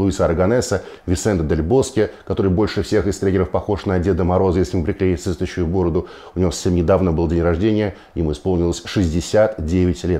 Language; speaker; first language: Russian; native; Russian